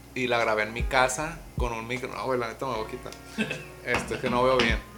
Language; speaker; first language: Spanish; native; Spanish